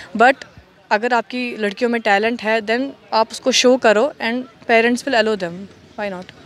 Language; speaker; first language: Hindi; non-native, local second language; Kashmiri